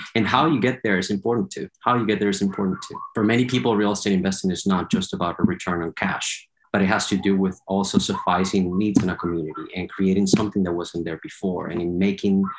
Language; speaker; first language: English; non-native, fluent; Spanish